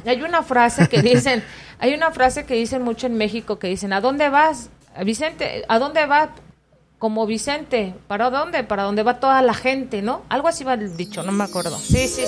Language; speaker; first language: Spanish; native; Spanish